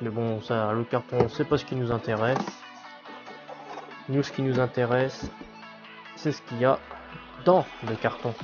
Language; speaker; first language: French; native; French